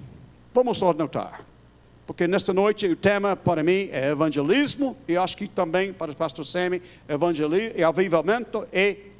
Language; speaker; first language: Portuguese; non-native, fluent; English